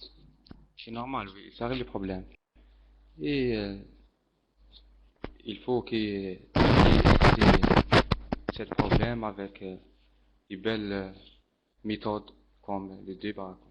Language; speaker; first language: French; non-native, learner; Arabic